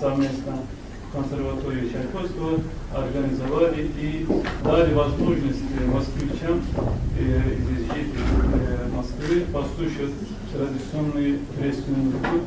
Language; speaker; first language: Russian; non-native, fluent; Turkish